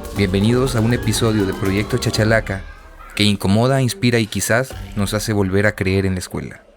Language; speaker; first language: Spanish; native; Spanish